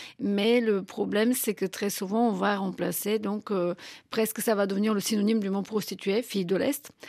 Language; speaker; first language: French; non-native, fluent; Bulgarian